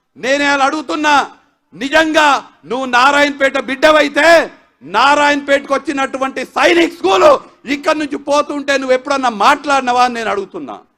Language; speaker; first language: Telugu; native; Telugu